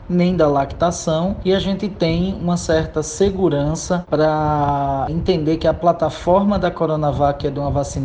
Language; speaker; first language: Portuguese; native; Portuguese